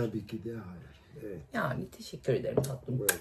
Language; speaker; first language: Turkish; non-native, learner; Swedish